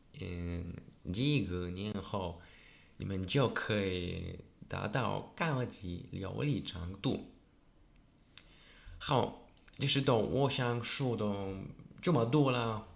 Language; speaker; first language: Chinese; non-native, learner; Polish